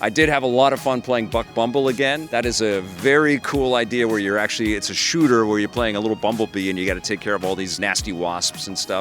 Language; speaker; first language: English; native; English